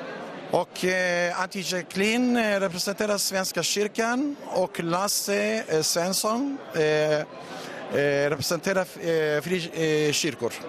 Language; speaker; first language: Swedish; non-native, fluent; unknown